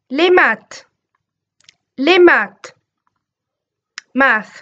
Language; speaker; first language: French; non-native, fluent; Arabic